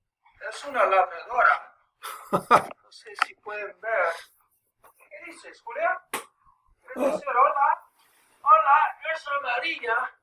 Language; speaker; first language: Spanish; early bilingual, heritage; English